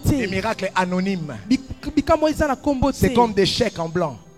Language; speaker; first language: French; non-native, local second language; Lingala